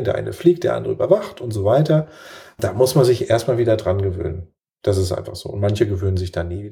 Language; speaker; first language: German; native; German